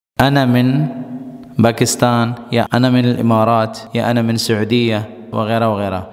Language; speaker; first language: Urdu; non-native, local second language; Pashto